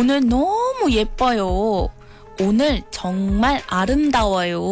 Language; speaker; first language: Korean; non-native, learner; Malay